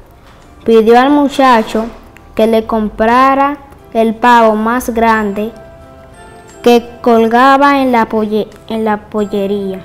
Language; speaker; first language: Spanish; native; Spanish